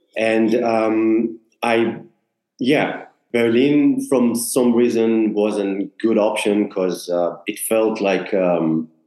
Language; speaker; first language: English; non-native, fluent; Hebrew